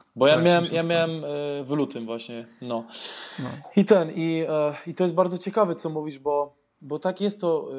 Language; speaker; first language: Polish; non-native, fluent; German